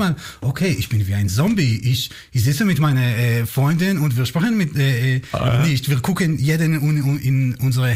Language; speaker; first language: German; non-native, learner; Hebrew